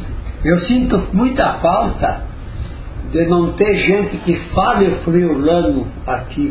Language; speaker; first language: Portuguese; non-native, local second language; Friulian